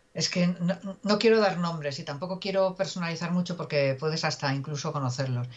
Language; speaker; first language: Spanish; native; Spanish